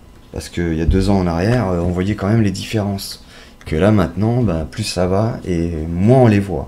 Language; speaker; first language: French; native; French